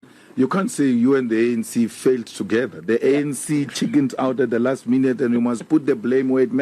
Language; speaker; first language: English; non-native, local second language; Northern Sotho